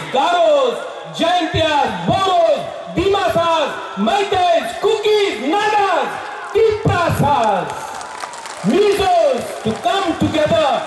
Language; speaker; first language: Hindi; non-native, local second language; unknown